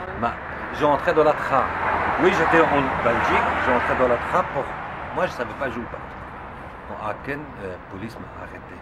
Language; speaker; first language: French; non-native, learner; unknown